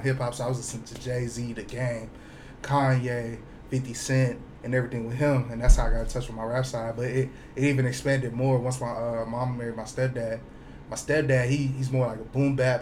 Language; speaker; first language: English; native; English